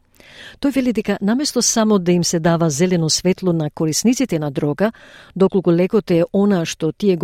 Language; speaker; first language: Macedonian; native; Macedonian